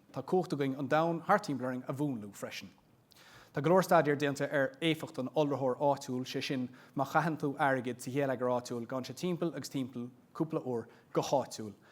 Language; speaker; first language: Irish; non-native, local second language; English